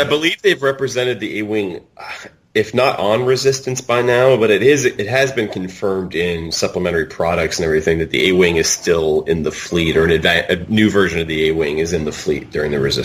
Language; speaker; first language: English; native; English